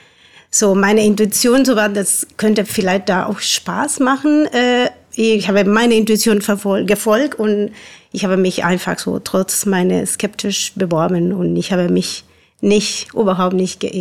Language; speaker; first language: German; non-native, fluent; Spanish